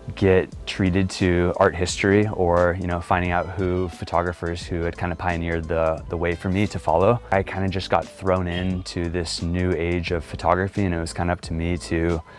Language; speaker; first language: English; native; English